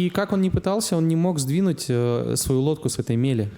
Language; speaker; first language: Russian; native; Russian